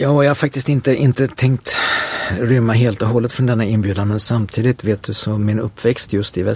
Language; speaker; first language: Swedish; native; Swedish